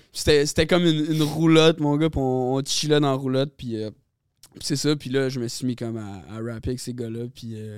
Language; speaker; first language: French; native; French